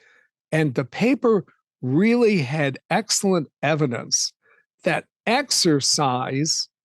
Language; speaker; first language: English; native; English